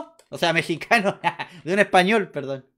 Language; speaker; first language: Spanish; native; Spanish